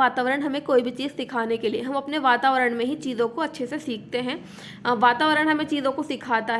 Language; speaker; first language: Hindi; native; Hindi